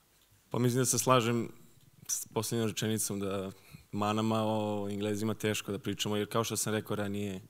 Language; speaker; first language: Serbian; early bilingual, heritage; Serbian